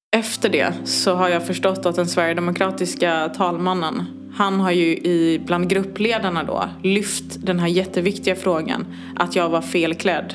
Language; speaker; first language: Swedish; early bilingual, other home language; Persian